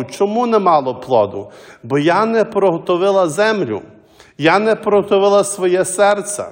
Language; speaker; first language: Ukrainian; early bilingual, heritage; Ukrainian